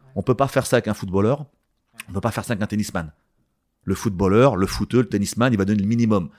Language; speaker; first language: French; native; French